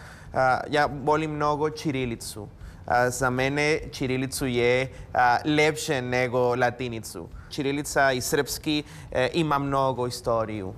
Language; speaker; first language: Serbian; non-native, learner; Spanish